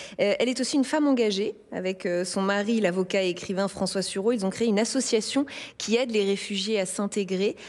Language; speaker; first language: French; native; French